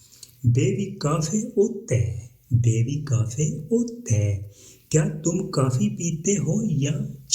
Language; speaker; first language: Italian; non-native, learner; Urdu